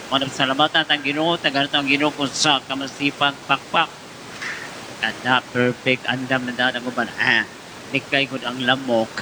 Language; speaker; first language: Cebuano; native; Cebuano